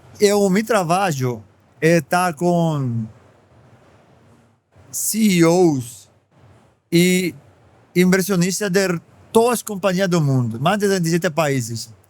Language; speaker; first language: Portuguese; non-native, fluent; Spanish